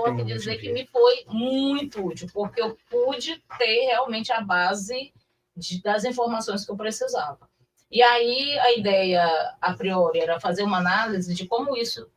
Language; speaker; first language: Portuguese; native; Portuguese